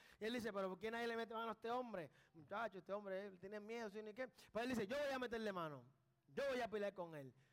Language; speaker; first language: Spanish; early bilingual, heritage; Spanish